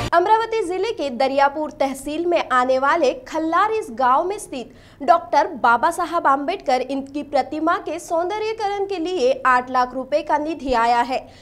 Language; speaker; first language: Hindi; non-native, local second language; Marathi